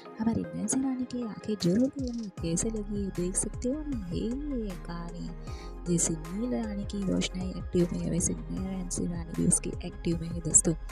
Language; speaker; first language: Hindi; non-native, local second language; Marathi